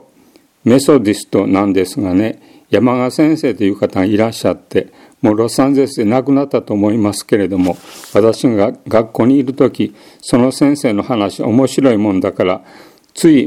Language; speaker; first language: Japanese; native; Japanese